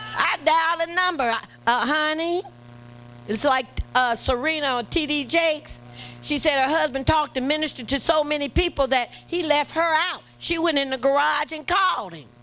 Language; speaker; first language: English; native; English